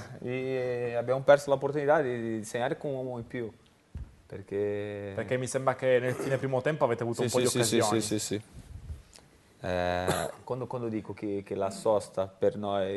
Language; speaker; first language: Italian; non-native, learner; Portuguese